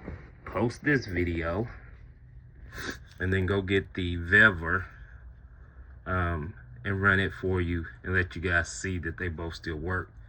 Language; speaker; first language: English; native; English